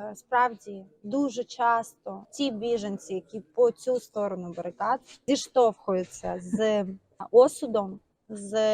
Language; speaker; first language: Ukrainian; native; Ukrainian